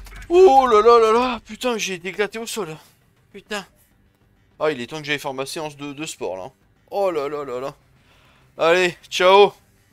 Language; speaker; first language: French; native; French